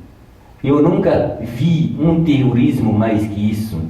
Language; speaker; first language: Portuguese; non-native, fluent; Tamasheq